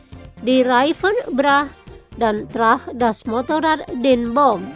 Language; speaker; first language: German; non-native, fluent; Indonesian